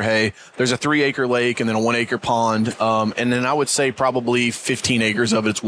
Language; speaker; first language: English; native; English